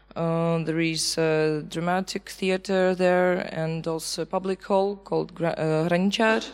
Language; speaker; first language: English; non-native, fluent; Belarusian